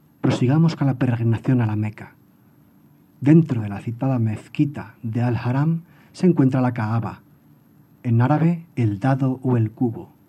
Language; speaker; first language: Spanish; native; Spanish